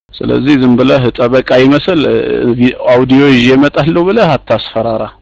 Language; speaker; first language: Amharic; native; Amharic